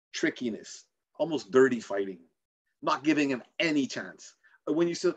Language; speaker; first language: English; native; English